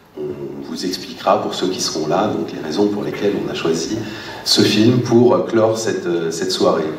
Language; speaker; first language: French; native; French